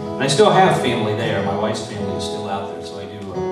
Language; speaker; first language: English; native; English